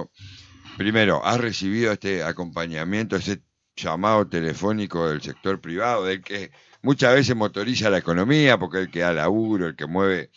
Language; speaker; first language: Spanish; native; Spanish